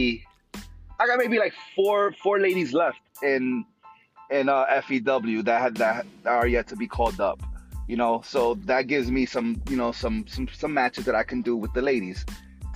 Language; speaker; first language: English; native; English